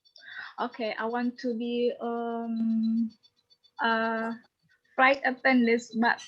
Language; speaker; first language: English; non-native, learner; Indonesian